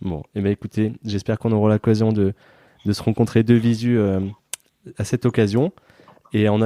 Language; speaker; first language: French; native; French